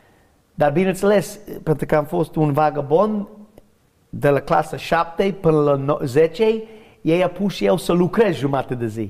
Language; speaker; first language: Romanian; non-native, learner; English